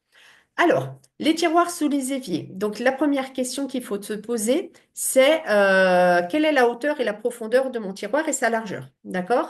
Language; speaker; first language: French; native; French